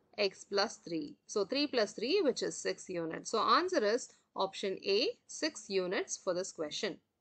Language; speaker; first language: English; non-native, local second language; Tamil